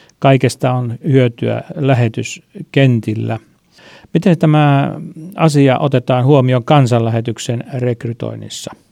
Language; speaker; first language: Finnish; native; Finnish